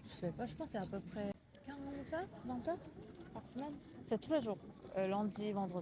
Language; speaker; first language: French; non-native, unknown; Korean